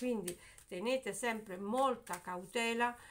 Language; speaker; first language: Italian; native; Italian